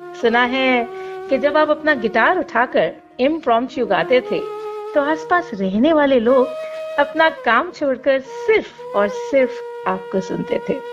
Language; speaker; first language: Hindi; native; Hindi